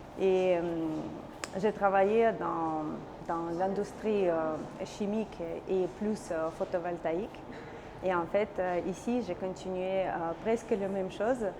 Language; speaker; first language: French; non-native, learner; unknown